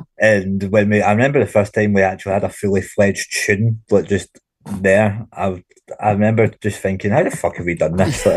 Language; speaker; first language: English; native; English